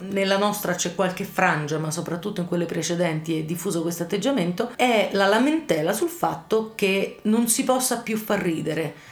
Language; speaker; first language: Italian; native; Italian